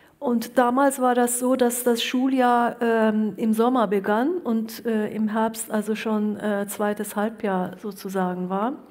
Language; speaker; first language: German; early bilingual, other home language; Turkish